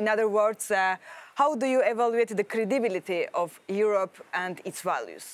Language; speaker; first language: English; non-native, fluent; Armenian